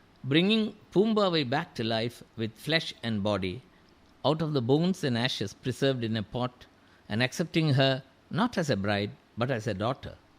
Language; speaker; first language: English; non-native, local second language; Tamil